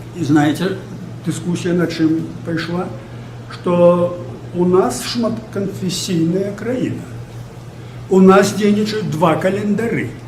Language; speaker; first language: Belarusian; native; Belarusian